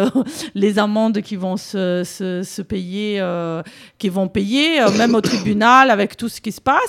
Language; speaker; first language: French; native; French